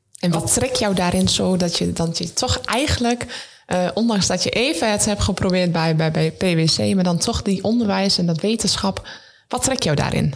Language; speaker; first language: Dutch; native; Dutch